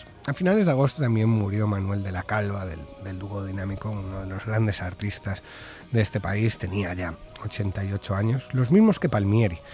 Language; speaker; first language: Spanish; native; Spanish